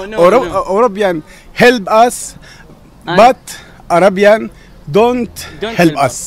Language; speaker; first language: English; non-native, learner; Arabic